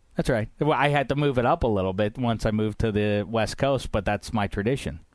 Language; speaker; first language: English; native; English